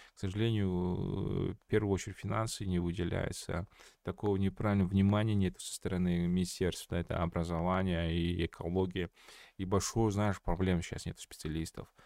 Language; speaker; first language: Russian; non-native, local second language; Kazakh